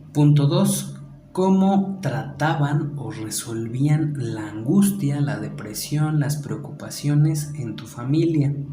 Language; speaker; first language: Spanish; native; Spanish